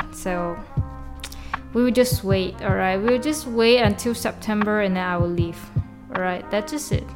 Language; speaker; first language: English; non-native, local second language; Chinese